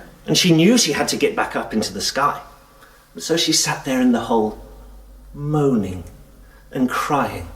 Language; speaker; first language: English; native; English